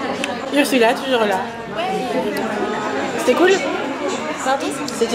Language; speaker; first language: French; native; French